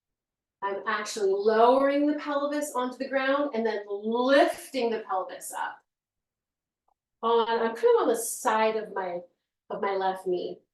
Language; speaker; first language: English; native; English